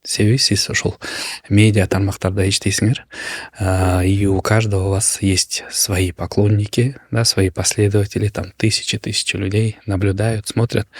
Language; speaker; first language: Russian; non-native, local second language; Kyrgyz